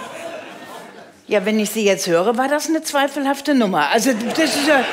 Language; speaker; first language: German; native; German